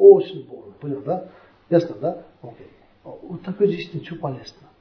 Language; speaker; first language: Russian; non-native, learner; Tibetan